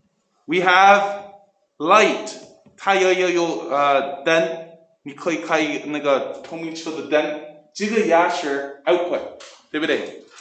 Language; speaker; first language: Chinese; non-native, learner; English